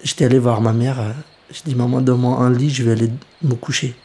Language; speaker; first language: French; early bilingual, other home language; Kurdish